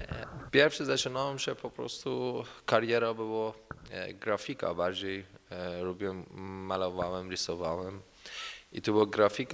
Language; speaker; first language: Polish; non-native, learner; Persian